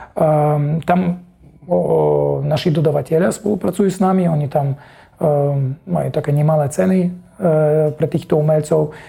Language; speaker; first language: Slovak; non-native, fluent; Russian